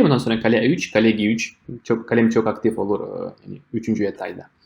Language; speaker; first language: Turkish; non-native, fluent; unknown